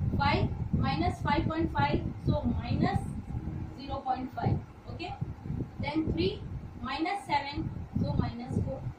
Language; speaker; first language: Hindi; non-native, local second language; Gujarati